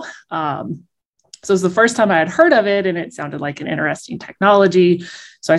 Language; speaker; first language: English; native; English